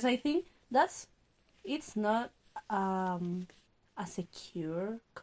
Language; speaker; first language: English; non-native, learner; Spanish